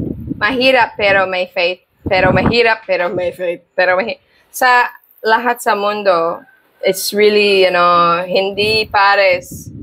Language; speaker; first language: Filipino; non-native, learner; English